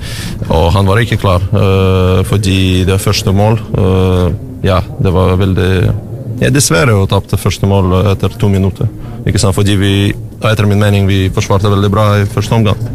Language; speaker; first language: Norwegian; non-native, learner; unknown